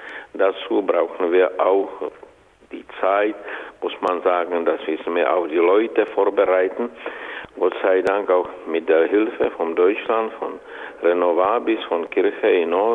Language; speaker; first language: German; non-native, fluent; Czech